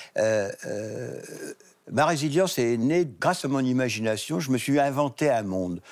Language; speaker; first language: French; native; French